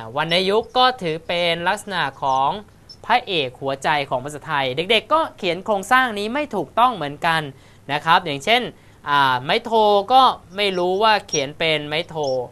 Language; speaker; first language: Thai; native; Thai